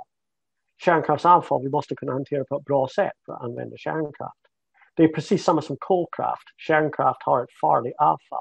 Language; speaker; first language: Swedish; non-native, fluent; English